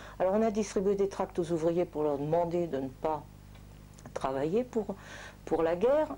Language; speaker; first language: French; native; French